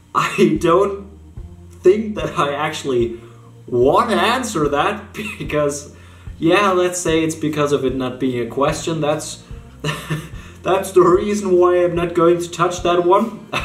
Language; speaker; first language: English; non-native, fluent; German